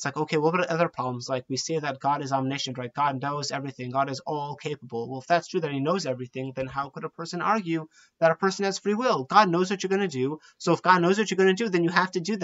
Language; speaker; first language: English; native; English